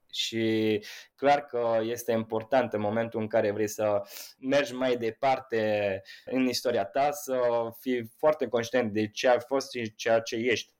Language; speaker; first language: Romanian; non-native, fluent; Italian